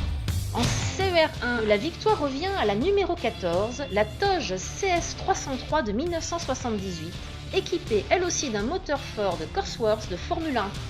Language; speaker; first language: French; native; French